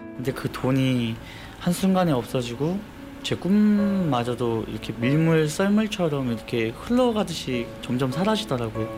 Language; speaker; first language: Korean; native; Korean